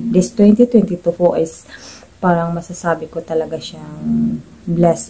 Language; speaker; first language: Filipino; native; Filipino